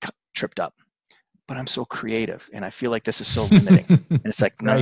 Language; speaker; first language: English; native; English